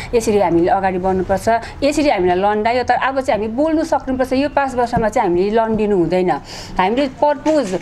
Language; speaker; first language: Nepali; native; Nepali